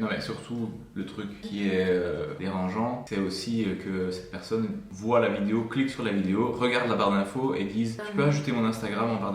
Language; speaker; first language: French; native; French